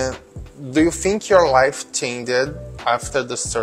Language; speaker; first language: English; non-native, learner; Portuguese